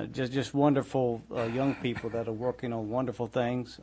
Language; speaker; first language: English; native; English